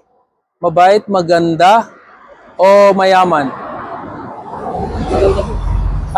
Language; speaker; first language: Filipino; non-native, learner; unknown